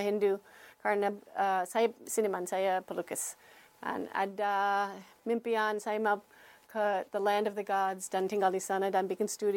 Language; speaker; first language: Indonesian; non-native, learner; English